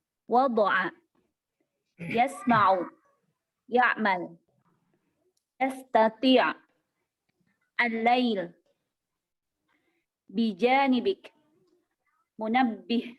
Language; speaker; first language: Arabic; non-native, learner; Indonesian